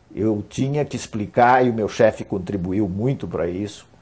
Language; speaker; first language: Portuguese; native; Portuguese